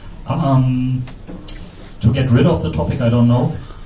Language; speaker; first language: English; non-native, fluent; German